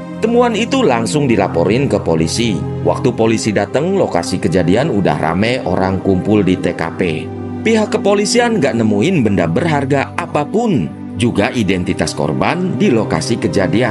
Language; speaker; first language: Indonesian; native; Indonesian